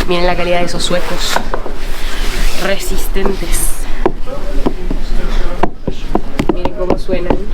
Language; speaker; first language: Spanish; native; Spanish